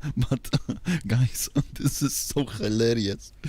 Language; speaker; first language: English; non-native, fluent; Polish